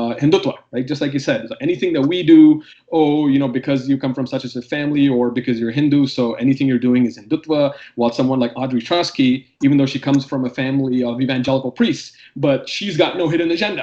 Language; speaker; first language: English; non-native, local second language; Hindi